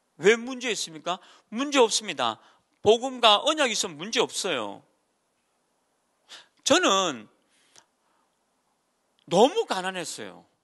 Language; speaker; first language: Korean; native; Korean